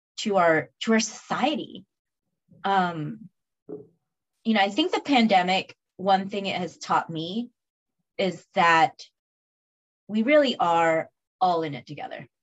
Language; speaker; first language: English; early bilingual, other home language; Spanish